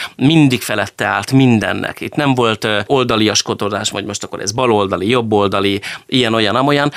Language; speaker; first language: Hungarian; native; Hungarian